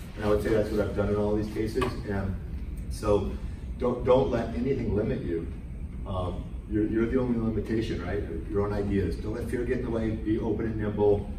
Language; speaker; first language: English; native; English